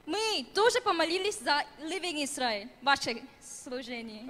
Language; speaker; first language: Russian; non-native, fluent; Korean